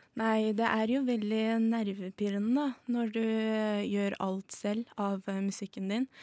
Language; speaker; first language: Norwegian; early bilingual, other home language; Azerbaijani